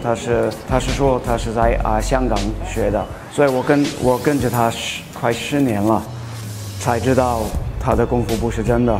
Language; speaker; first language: Chinese; non-native, fluent; English